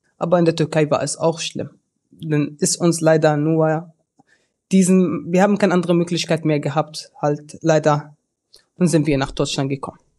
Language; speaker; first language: German; early bilingual, other home language; Arabic